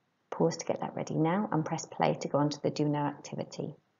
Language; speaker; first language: English; native; English